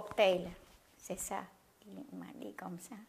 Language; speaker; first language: French; non-native, learner; Khmer